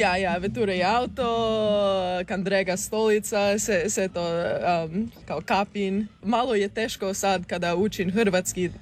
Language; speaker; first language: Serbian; early bilingual, heritage; English